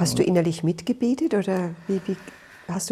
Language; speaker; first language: German; native; German